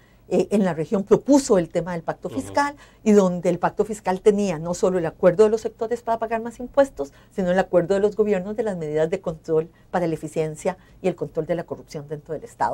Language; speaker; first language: Spanish; native; Spanish